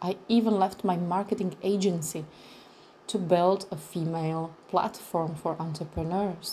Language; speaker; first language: English; non-native, fluent; Czech